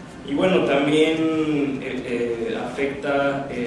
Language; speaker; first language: Spanish; native; Spanish